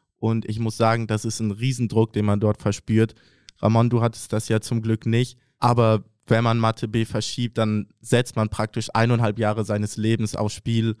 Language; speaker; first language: German; native; German